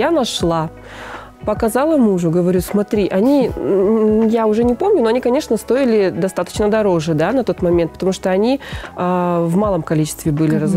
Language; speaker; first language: Russian; native; Russian